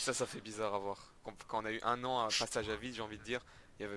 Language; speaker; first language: French; native; French